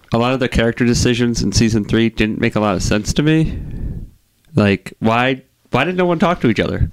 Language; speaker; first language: English; native; English